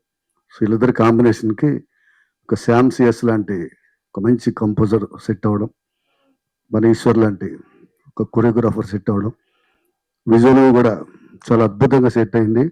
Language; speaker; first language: Telugu; native; Telugu